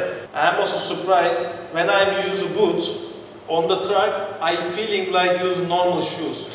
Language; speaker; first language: English; non-native, learner; Turkish